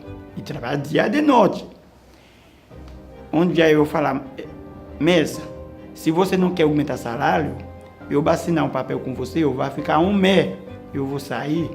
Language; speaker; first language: Portuguese; non-native, learner; Haitian Creole